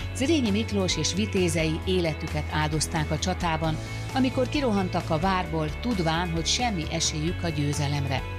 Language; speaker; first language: Hungarian; native; Hungarian